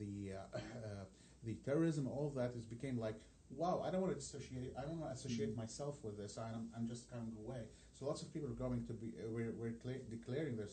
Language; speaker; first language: English; non-native, fluent; Arabic